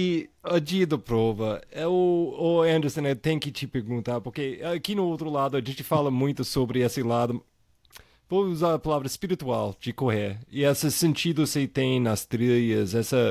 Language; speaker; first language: Portuguese; non-native, fluent; English